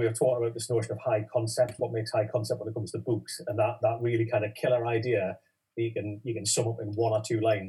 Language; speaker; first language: English; native; English